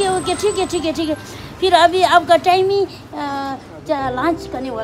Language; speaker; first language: Hindi; non-native, local second language; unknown